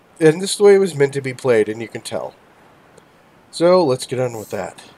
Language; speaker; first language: English; native; English